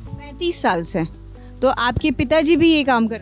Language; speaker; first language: Hindi; native; Hindi